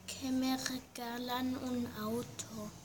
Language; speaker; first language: Spanish; early bilingual, heritage; Spanish